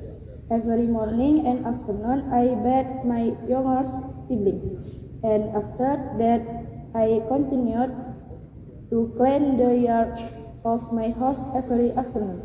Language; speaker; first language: English; non-native, learner; Indonesian